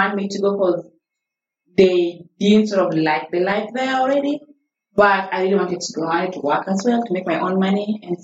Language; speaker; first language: English; non-native, local second language; Arabic